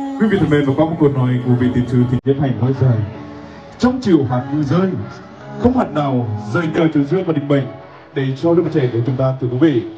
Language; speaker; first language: Vietnamese; non-native, local second language; Jarai